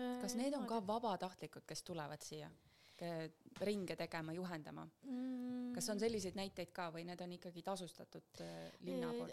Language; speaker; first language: Estonian; native; Estonian